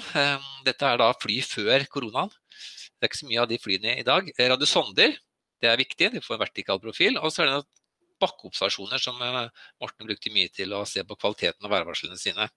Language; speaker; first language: Norwegian; native; Norwegian